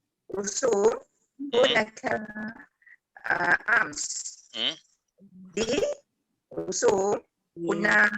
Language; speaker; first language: Arabic; non-native, learner; Malay